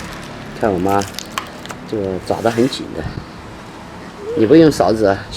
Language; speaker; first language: Chinese; native; Chinese